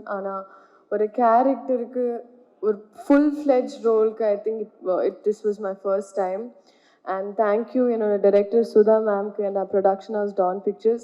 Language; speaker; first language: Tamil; non-native, fluent; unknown